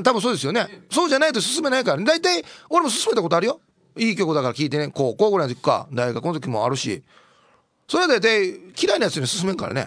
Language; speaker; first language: Japanese; native; Japanese